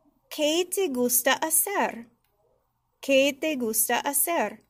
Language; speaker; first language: Spanish; non-native, fluent; English